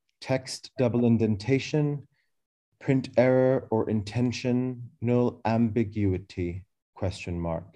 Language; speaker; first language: English; early bilingual, other home language; Arabic